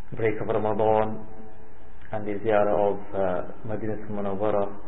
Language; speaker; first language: English; early bilingual, other home language; Urdu